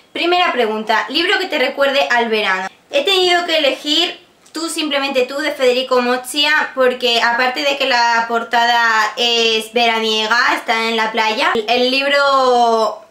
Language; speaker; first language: Spanish; native; Spanish